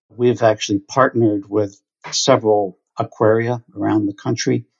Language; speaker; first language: English; native; English